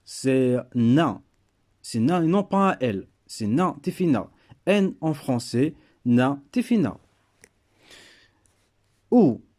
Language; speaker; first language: French; non-native, local second language; Berber languages